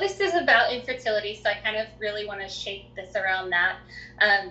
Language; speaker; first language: English; native; English